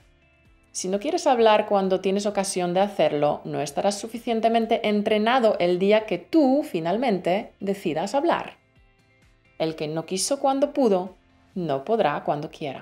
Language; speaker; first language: Spanish; native; Spanish